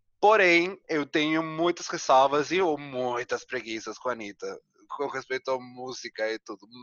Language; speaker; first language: Portuguese; non-native, fluent; Spanish